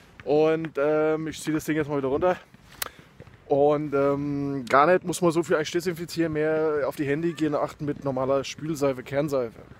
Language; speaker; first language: German; native; German